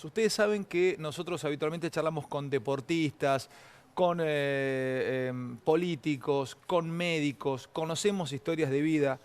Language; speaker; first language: Spanish; native; Spanish